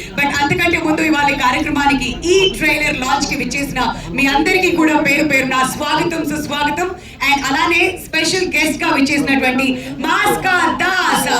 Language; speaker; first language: Telugu; native; Telugu